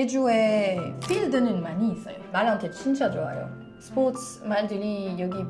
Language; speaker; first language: Korean; non-native, learner; French